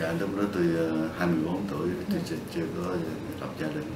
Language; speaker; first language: Vietnamese; non-native, local second language; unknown